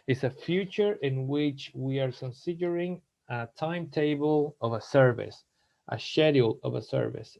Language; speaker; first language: English; non-native, fluent; Spanish